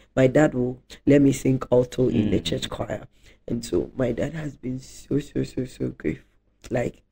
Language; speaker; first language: English; non-native, local second language; Akan